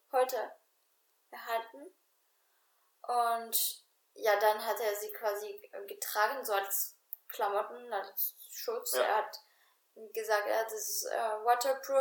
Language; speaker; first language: German; non-native, fluent; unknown